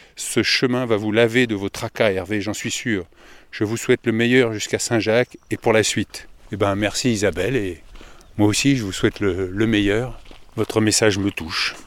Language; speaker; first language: French; native; French